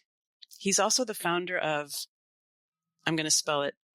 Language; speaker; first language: English; native; English